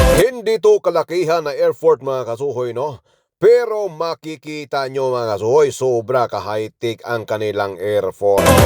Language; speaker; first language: Filipino; non-native, local second language; Cebuano